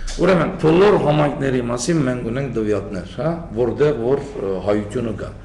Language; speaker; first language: Armenian; early bilingual, heritage; Armenian